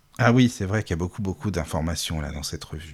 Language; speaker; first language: French; native; French